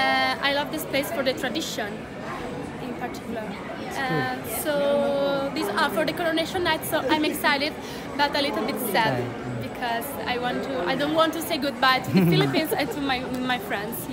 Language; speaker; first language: English; non-native, learner; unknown